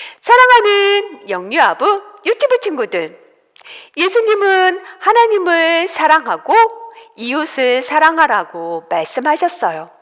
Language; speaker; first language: Korean; native; Korean